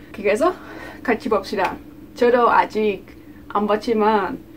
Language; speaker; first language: Korean; non-native, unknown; Dutch